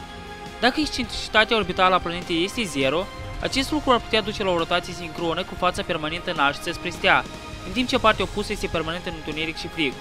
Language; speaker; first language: Romanian; native; Romanian